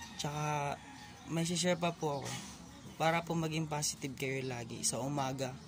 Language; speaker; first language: Filipino; native; Filipino